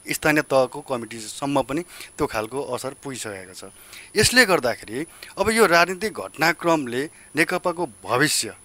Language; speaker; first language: Nepali; native; Nepali